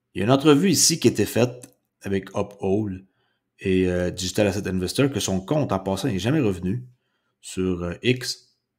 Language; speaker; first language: French; native; French